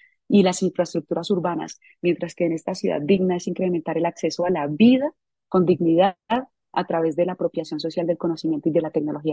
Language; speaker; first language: Spanish; native; Spanish